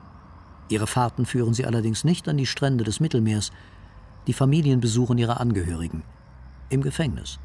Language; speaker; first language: German; native; German